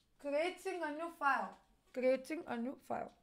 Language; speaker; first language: English; non-native, fluent; Bulgarian